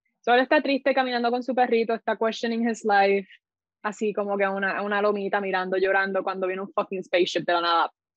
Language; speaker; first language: Spanish; native; Spanish